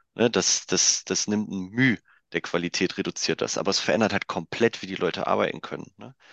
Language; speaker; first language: German; native; German